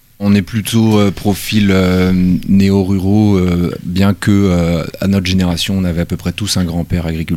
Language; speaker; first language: French; native; French